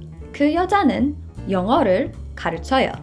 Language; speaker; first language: Korean; non-native, fluent; English